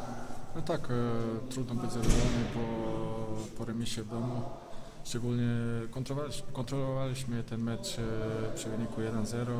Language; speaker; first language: Polish; non-native, fluent; Bosnian